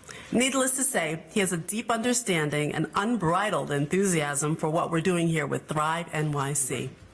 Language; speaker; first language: English; native; English